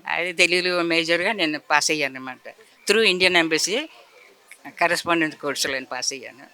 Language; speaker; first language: Telugu; early bilingual, heritage; Telugu